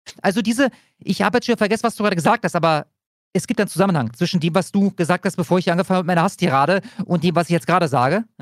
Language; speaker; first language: German; native; German